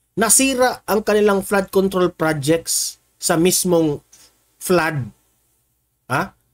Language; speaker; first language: Filipino; non-native, local second language; Cebuano